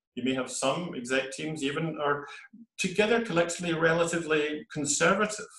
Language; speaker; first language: English; native; English